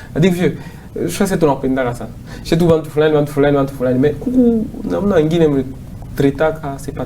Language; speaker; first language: French; non-native, local second language; Swahili